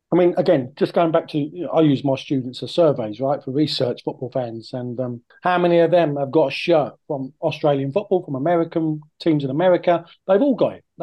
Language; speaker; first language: English; native; English